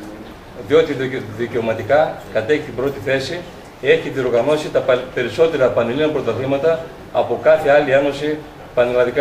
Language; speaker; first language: Greek; native; Greek